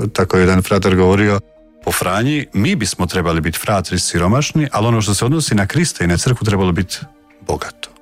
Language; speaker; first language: Croatian; native; Croatian